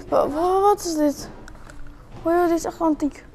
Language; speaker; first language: Dutch; early bilingual, other home language; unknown